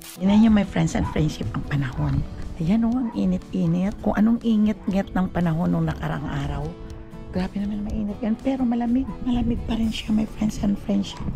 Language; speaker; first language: Filipino; non-native, local second language; Cebuano